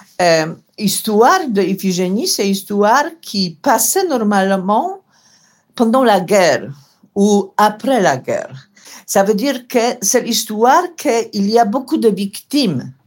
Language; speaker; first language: French; non-native, learner; Polish